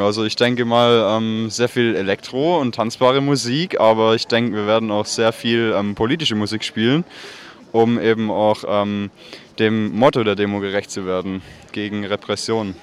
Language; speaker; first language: German; native; German